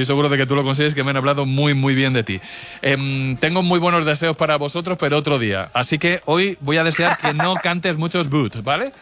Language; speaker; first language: Spanish; native; Spanish